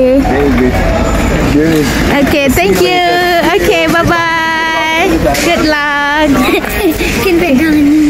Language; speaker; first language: English; non-native, learner; Indonesian